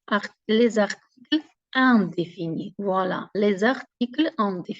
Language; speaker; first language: French; non-native, fluent; Ukrainian